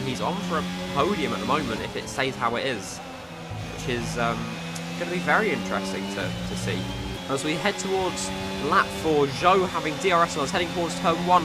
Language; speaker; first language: English; native; English